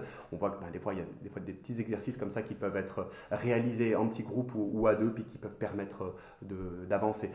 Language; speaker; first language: French; native; French